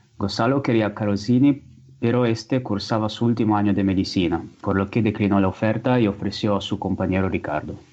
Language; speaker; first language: Spanish; non-native, fluent; Italian